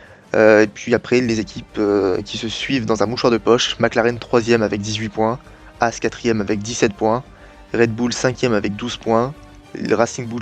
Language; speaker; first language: French; native; French